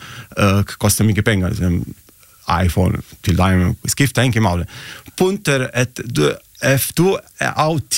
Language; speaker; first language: Icelandic; non-native, learner; Italian